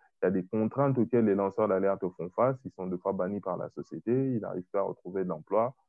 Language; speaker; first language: French; non-native, local second language; Lingala